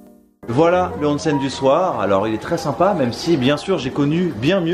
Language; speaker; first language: French; native; French